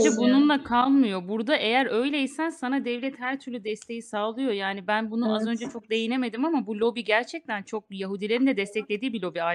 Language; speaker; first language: Turkish; native; Turkish